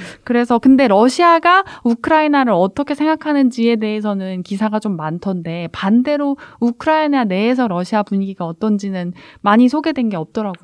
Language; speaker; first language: Korean; native; Korean